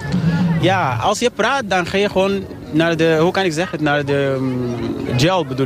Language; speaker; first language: Dutch; non-native, learner; Arabic